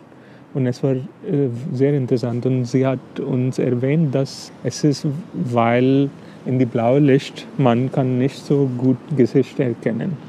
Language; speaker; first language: German; non-native, fluent; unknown